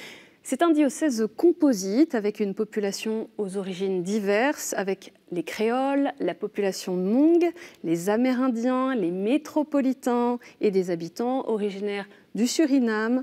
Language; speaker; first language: French; native; French